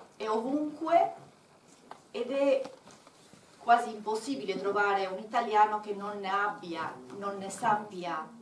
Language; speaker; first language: Italian; non-native, fluent; Albanian